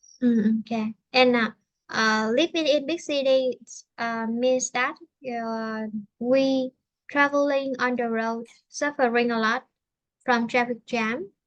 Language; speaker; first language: English; non-native, fluent; Vietnamese